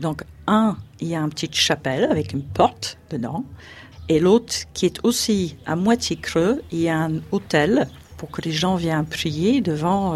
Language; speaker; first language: French; non-native, fluent; English